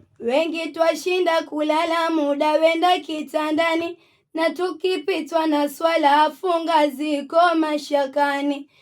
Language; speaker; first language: Swahili; native; Swahili